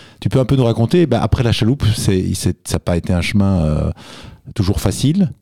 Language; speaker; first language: French; native; French